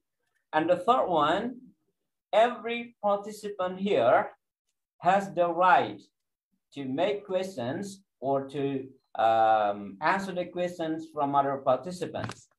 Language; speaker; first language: English; non-native, fluent; Indonesian